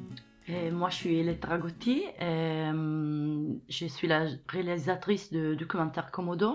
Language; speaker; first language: French; non-native, fluent; Italian